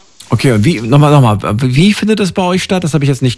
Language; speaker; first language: German; native; German